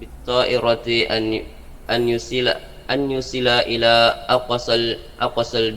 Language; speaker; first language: Arabic; non-native, learner; Indonesian